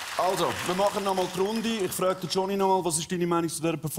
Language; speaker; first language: German; native; German